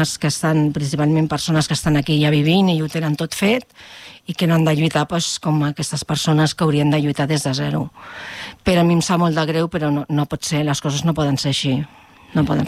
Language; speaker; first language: Catalan; native; Catalan